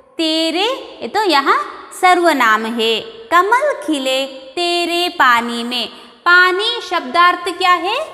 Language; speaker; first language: Hindi; non-native, local second language; Kannada